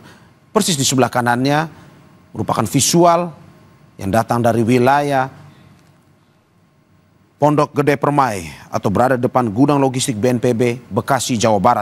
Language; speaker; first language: Indonesian; native; Indonesian